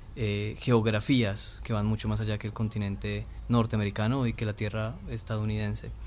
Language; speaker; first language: Spanish; native; Spanish